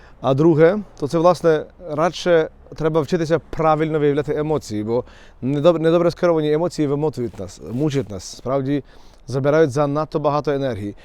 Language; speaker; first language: Ukrainian; native; Ukrainian